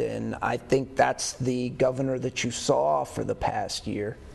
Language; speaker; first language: English; native; English